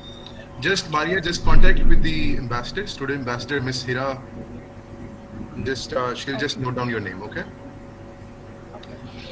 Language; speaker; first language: English; non-native, local second language; Urdu